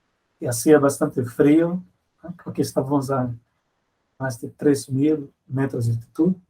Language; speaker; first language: Spanish; non-native, fluent; Portuguese